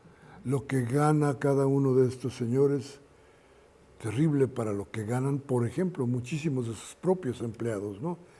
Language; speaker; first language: Spanish; native; Spanish